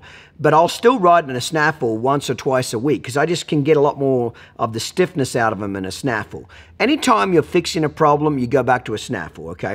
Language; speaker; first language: English; native; English